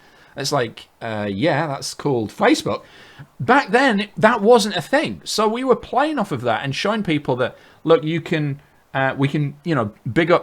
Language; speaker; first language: English; native; English